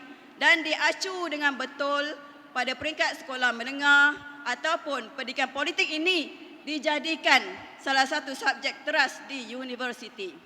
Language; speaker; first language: Malay; native; Malay